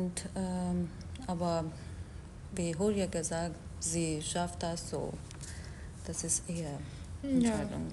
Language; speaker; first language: German; non-native, learner; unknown